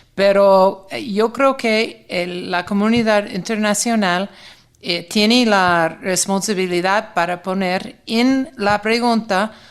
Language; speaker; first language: Spanish; non-native, fluent; English